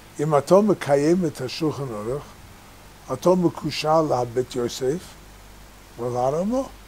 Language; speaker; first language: Hebrew; non-native, fluent; English